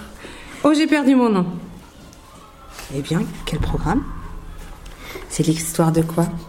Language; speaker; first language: French; native; French